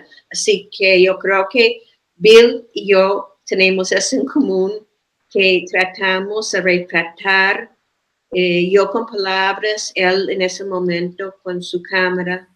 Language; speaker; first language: Spanish; non-native, fluent; English